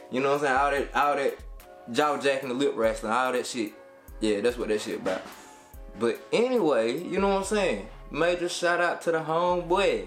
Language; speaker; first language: English; native; English